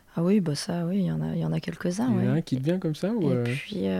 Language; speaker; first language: French; native; French